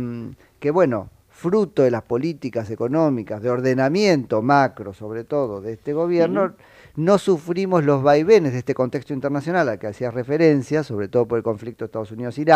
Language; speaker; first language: Spanish; native; Spanish